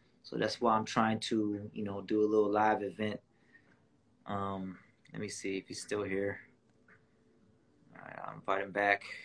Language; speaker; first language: English; early bilingual, other home language; Korean